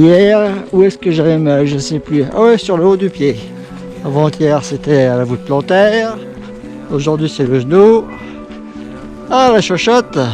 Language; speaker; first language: French; native; French